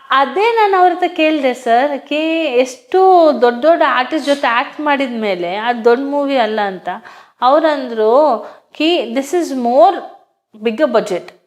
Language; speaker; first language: Kannada; non-native, local second language; Hindi